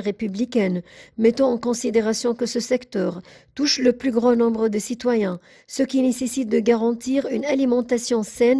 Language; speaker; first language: French; non-native, fluent; Arabic